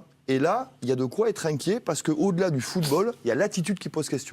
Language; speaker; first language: French; native; French